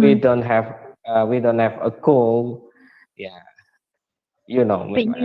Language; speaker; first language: English; non-native, learner; Indonesian